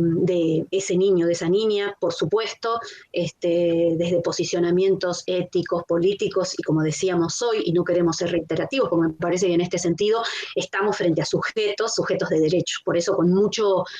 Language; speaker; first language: Spanish; native; Spanish